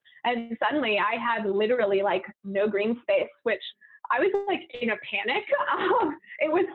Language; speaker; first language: English; native; English